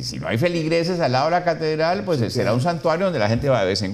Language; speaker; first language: Spanish; native; Spanish